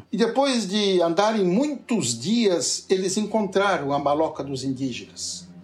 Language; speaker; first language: Portuguese; native; Portuguese